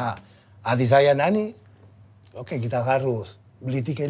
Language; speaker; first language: Indonesian; non-native, fluent; Spanish